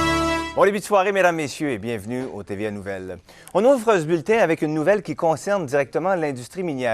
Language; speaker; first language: French; native; French